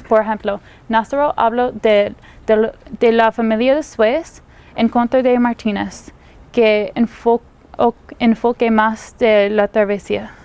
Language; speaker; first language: Spanish; non-native, learner; English